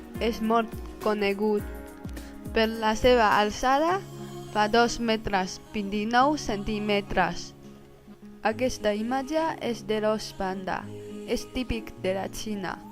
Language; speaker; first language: Catalan; non-native, learner; Chinese